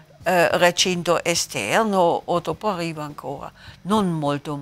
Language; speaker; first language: Italian; non-native, learner; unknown